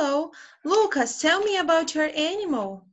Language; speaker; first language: English; non-native, fluent; Portuguese